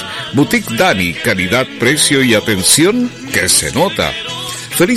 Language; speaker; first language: Spanish; native; Spanish